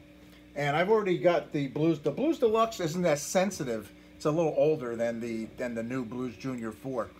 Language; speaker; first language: English; native; English